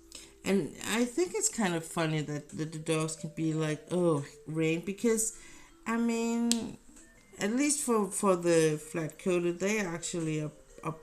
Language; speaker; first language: English; non-native, fluent; Danish